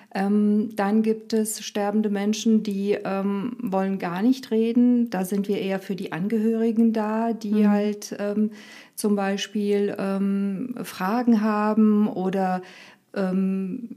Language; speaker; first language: German; early bilingual, other home language; Romanian